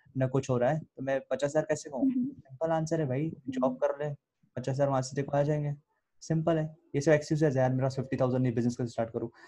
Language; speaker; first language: Hindi; native; Hindi